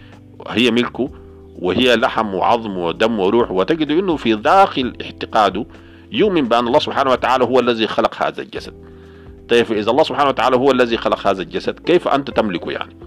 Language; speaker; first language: Arabic; native; Arabic